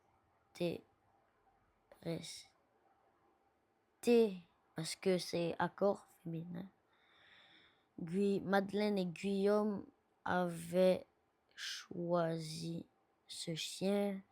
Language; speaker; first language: French; non-native, learner; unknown